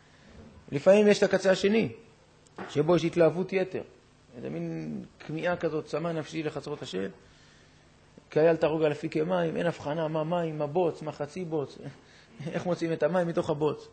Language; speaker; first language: Hebrew; native; Hebrew